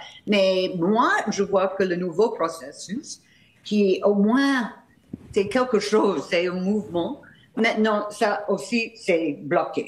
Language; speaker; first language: French; non-native, fluent; English